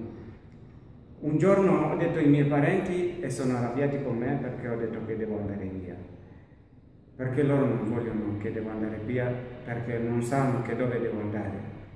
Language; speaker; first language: Italian; non-native, learner; Masai